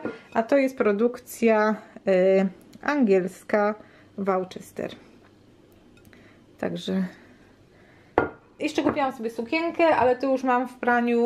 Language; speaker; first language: Polish; native; Polish